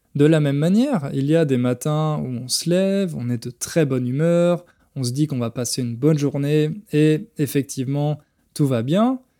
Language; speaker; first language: French; native; French